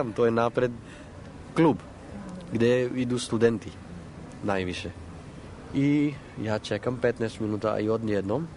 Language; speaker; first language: Croatian; non-native, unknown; Gujarati